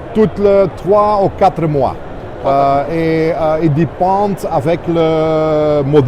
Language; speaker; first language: French; non-native, local second language; Dutch